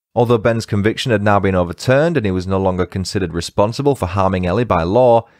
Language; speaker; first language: English; native; English